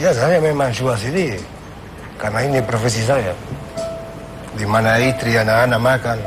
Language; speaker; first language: Indonesian; non-native, fluent; Spanish